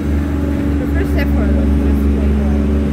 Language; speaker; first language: English; non-native, learner; Italian